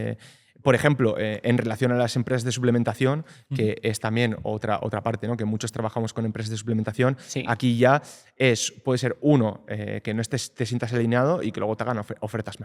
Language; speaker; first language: Spanish; native; Spanish